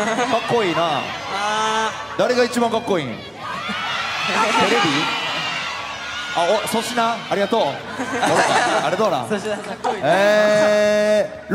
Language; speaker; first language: Japanese; native; Japanese